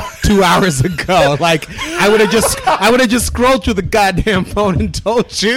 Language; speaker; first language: English; non-native, local second language; Shona